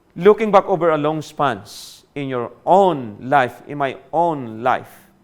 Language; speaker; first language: English; non-native, local second language; Hiligaynon